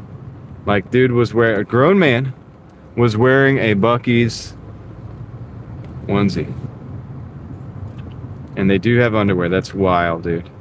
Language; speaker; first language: English; native; English